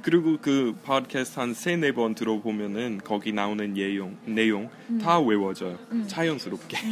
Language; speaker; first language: Korean; non-native, fluent; English